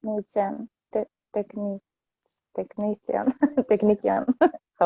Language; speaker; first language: English; non-native, learner; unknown